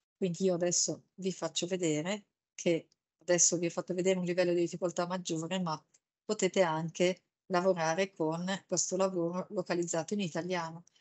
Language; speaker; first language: Italian; native; Italian